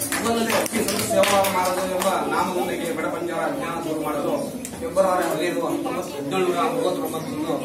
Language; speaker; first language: Kannada; non-native, local second language; Lambadi